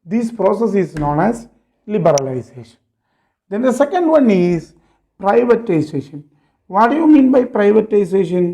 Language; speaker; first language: English; non-native, local second language; Malayalam